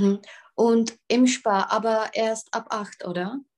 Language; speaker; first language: German; non-native, fluent; Czech